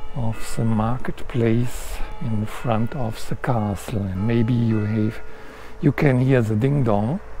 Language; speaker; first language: English; non-native, fluent; German